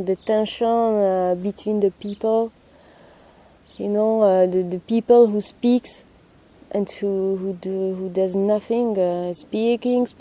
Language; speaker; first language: English; non-native, learner; Hungarian